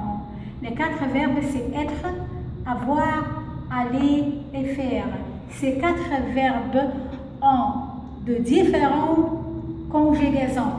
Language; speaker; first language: French; non-native, fluent; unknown